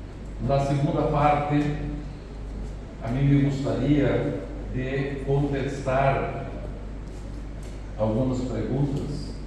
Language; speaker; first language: Spanish; non-native, fluent; Portuguese